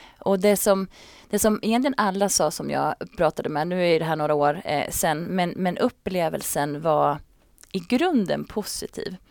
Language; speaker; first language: Swedish; native; Swedish